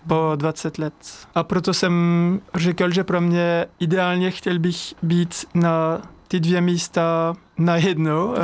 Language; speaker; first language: Czech; non-native, learner; French